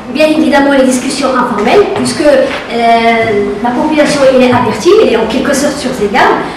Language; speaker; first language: French; non-native, local second language; Arabic